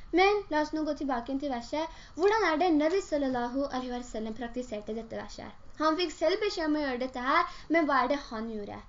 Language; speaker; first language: Norwegian; early bilingual, other home language; Urdu